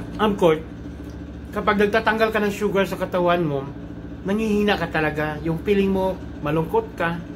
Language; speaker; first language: Filipino; non-native, local second language; Cebuano